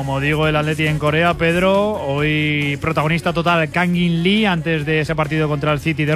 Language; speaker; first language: Spanish; native; Spanish